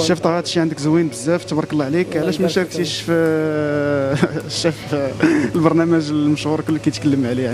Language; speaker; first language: Arabic; native; Arabic